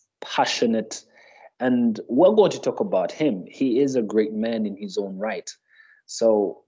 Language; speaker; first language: English; non-native, local second language; Ganda